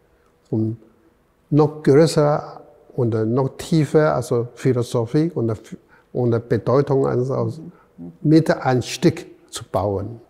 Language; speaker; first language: German; non-native, fluent; Chinese